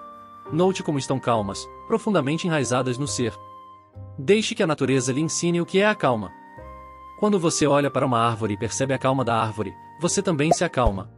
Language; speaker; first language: Portuguese; native; Portuguese